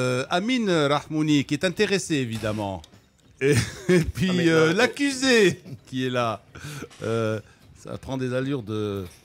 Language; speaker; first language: French; non-native, local second language; Arabic